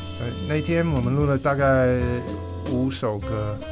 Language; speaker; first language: Chinese; non-native, fluent; English